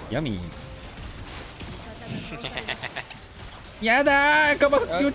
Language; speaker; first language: Japanese; native; Japanese